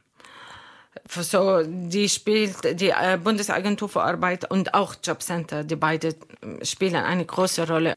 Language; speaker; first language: German; non-native, fluent; Arabic